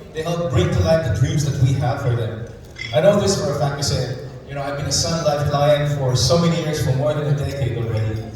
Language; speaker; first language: English; non-native, local second language; Filipino